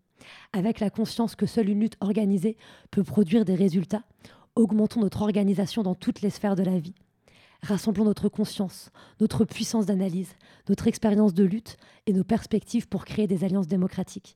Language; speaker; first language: French; native; French